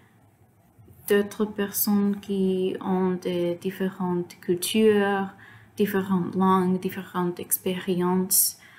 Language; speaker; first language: French; non-native, learner; Spanish